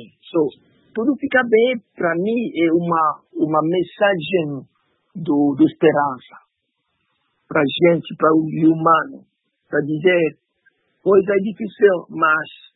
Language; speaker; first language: Portuguese; non-native, learner; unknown